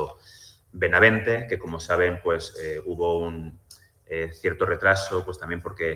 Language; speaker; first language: Spanish; native; Spanish